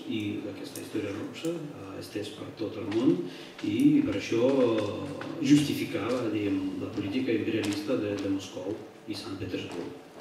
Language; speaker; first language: Catalan; non-native, fluent; Russian